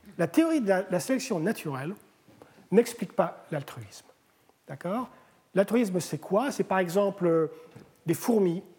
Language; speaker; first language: French; native; French